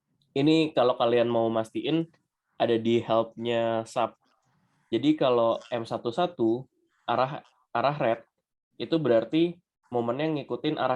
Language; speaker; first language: Indonesian; native; Indonesian